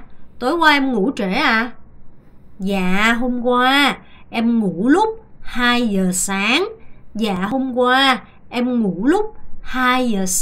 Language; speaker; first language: Vietnamese; non-native, fluent; Korean